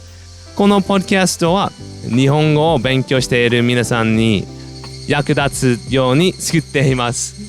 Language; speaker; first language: Japanese; non-native, fluent; English